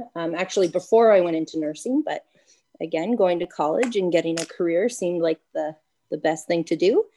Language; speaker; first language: English; native; English